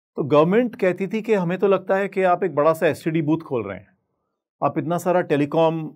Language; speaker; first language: Hindi; native; Hindi